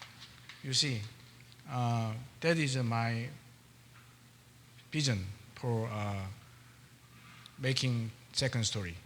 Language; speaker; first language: English; non-native, learner; Korean